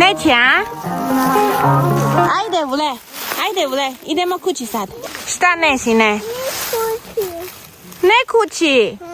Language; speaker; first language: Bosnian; non-native, learner; Chinese